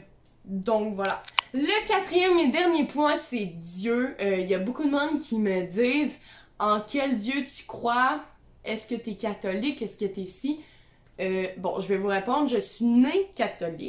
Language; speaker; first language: French; native; French